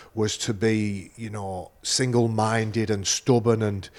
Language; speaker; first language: English; native; English